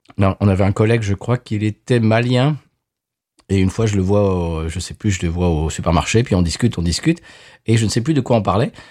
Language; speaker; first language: French; native; French